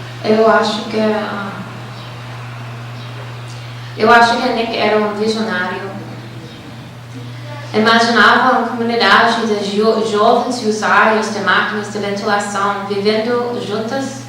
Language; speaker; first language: Portuguese; non-native, fluent; English